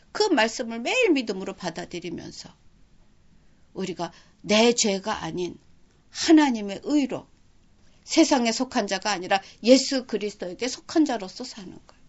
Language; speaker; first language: Korean; native; Korean